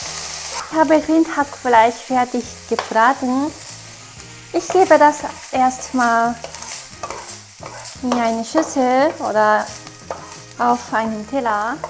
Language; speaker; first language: German; non-native, learner; Japanese